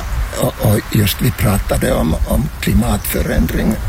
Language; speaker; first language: Swedish; non-native, local second language; Finnish